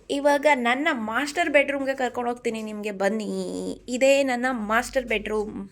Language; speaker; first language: Kannada; native; Kannada